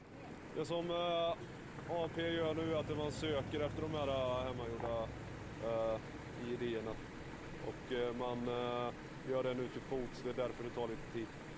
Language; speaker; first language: Swedish; native; Swedish